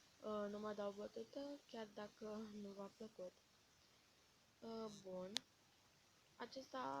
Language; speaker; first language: Romanian; native; Romanian